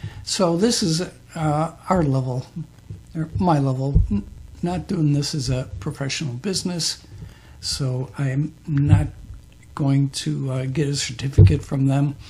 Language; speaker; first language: English; native; English